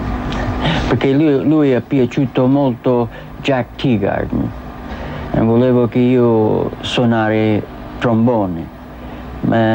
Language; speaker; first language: Italian; non-native, learner; English